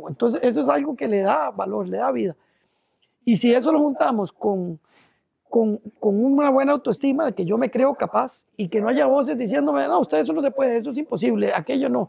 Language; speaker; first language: Spanish; native; Spanish